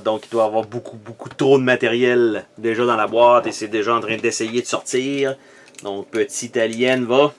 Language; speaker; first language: French; native; French